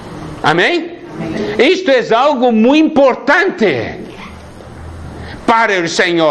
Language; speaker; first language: Spanish; non-native, fluent; Portuguese